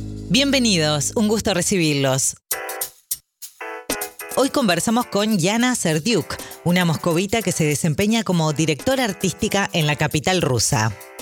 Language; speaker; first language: Spanish; native; Spanish